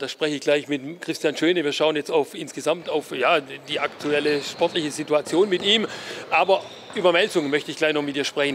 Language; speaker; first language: German; native; German